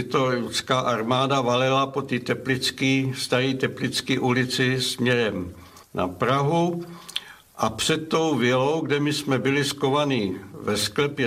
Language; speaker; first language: Czech; non-native, local second language; German